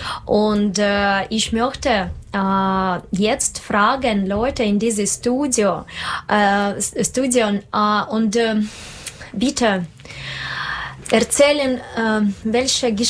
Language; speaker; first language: German; non-native, learner; Russian